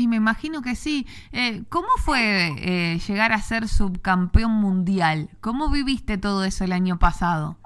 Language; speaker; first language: Spanish; native; Spanish